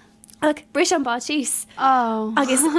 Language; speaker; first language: Irish; non-native, local second language; English